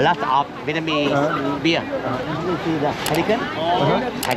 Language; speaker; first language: English; non-native, learner; Vietnamese